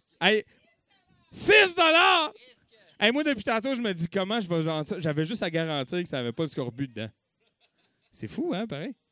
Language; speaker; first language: French; native; French